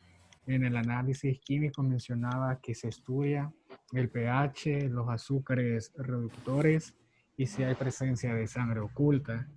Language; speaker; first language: Spanish; native; Spanish